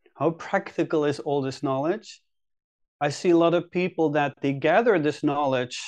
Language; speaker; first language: English; non-native, fluent; Dutch